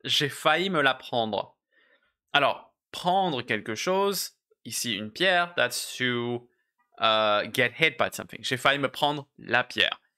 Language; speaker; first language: French; native; French